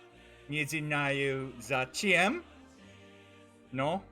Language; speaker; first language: Russian; non-native, learner; English